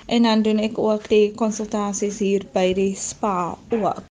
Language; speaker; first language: Afrikaans; native; Afrikaans